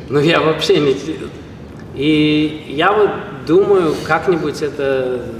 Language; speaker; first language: Russian; native; Russian